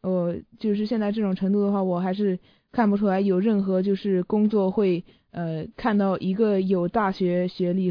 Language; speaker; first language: Chinese; early bilingual, heritage; Chinese